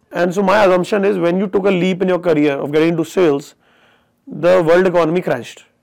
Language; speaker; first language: English; non-native, local second language; Hindi